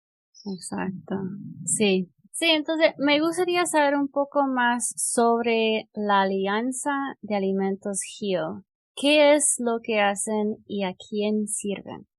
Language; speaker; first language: Spanish; non-native, fluent; English